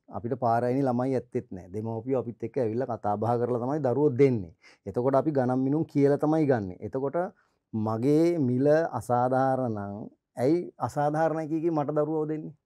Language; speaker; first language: Sinhala; native; Sinhala